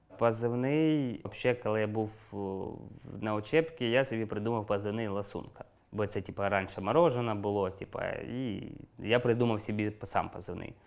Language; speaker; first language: Ukrainian; non-native, local second language; Russian